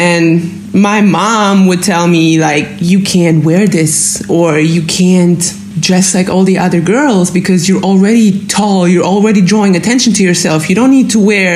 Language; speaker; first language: English; non-native, fluent; German